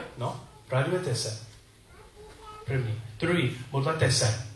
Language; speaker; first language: Czech; non-native, learner; English